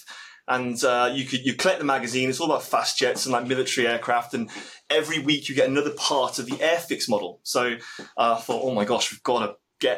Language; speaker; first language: English; native; English